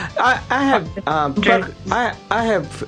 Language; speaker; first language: English; non-native, learner; Japanese